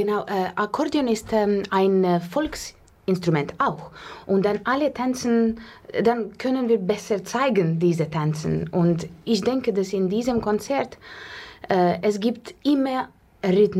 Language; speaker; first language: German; non-native, learner; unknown